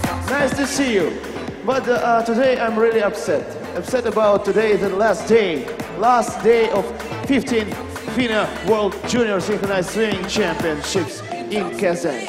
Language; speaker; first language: English; non-native, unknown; Russian